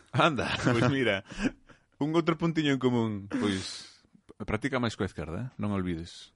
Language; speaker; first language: Galician; native; Galician